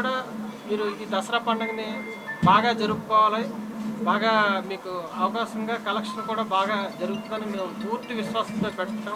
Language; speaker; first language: Telugu; native; Telugu